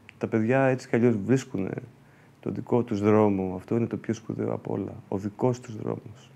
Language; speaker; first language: Greek; early bilingual, heritage; Greek